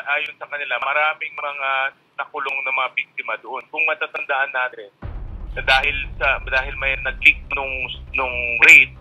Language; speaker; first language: Filipino; native; Filipino